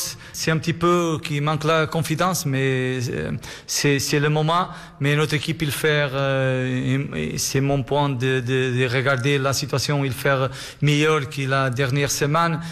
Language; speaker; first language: French; non-native, learner; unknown